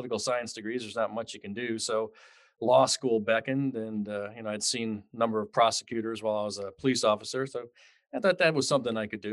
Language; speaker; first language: English; native; English